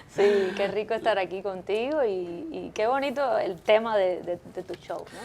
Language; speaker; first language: Spanish; native; Spanish